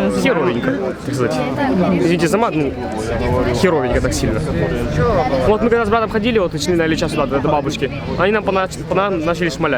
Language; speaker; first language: Russian; native; Russian